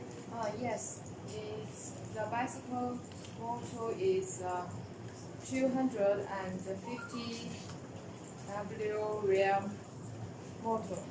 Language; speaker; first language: English; non-native, learner; Chinese